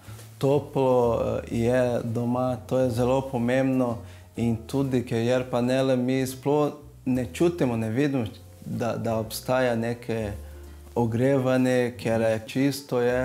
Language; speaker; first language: Slovenian; non-native, learner; Portuguese